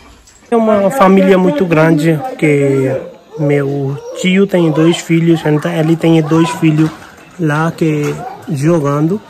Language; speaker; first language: Portuguese; non-native, learner; Hindi